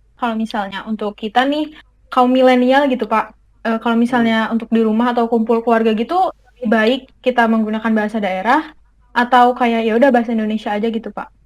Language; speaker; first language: Indonesian; native; Indonesian